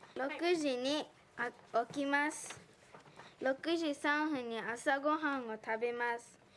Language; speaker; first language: Japanese; non-native, learner; English